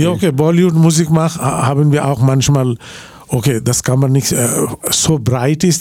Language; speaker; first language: German; non-native, fluent; Bangla